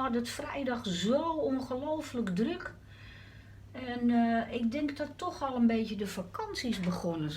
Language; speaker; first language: Dutch; native; Dutch